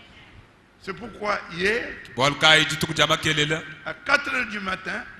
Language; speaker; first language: French; non-native, local second language; Luba-Lulua